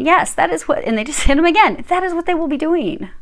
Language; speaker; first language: English; native; English